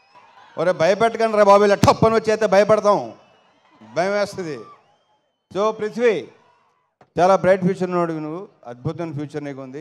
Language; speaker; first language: Telugu; native; Telugu